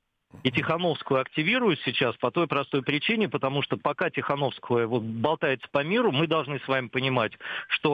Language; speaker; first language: Russian; native; Russian